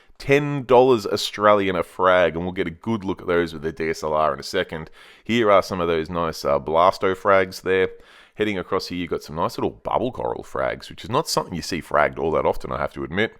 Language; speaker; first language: English; native; English